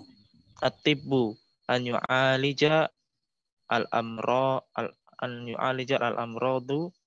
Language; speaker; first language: Arabic; non-native, learner; Indonesian